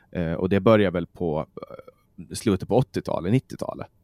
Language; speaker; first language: Swedish; native; Swedish